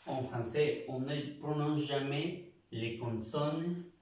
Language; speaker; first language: French; non-native, fluent; Spanish